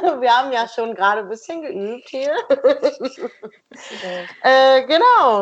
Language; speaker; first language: German; native; German